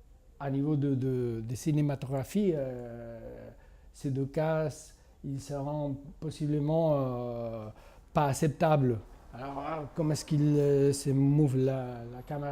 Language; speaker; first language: French; non-native, fluent; Spanish